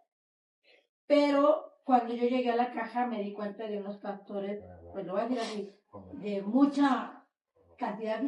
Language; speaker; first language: Spanish; native; Spanish